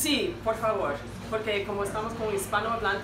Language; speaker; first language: Spanish; non-native, fluent; English